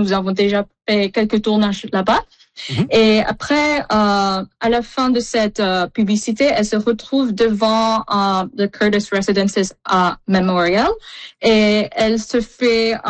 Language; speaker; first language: French; non-native, local second language; English